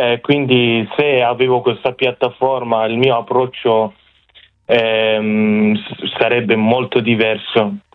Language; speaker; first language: Italian; non-native, fluent; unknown